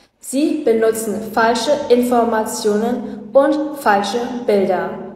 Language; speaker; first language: German; non-native, fluent; Vietnamese